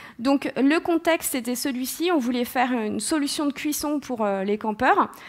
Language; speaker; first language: French; native; French